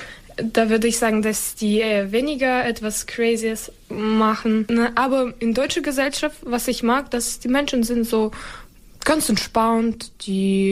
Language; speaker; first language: German; non-native, fluent; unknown